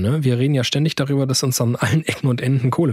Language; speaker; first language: German; native; German